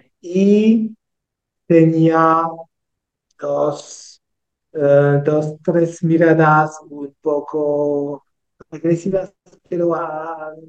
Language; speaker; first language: Spanish; non-native, learner; French